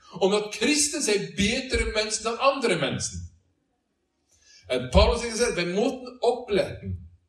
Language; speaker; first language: Dutch; non-native, learner; Norwegian